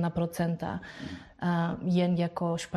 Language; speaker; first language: Czech; non-native, fluent; Spanish